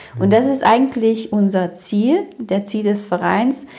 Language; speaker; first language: German; early bilingual, other home language; Romanian